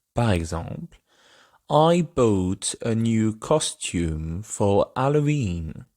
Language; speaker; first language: English; non-native, fluent; French